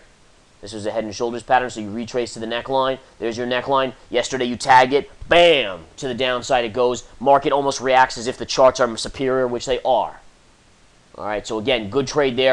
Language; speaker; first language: English; native; English